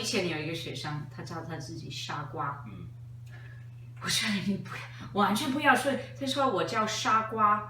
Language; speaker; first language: Chinese; non-native, fluent; English